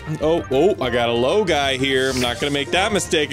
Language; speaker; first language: English; native; English